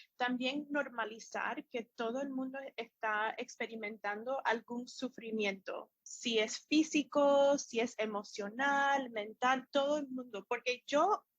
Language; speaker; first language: Spanish; early bilingual, heritage; Spanish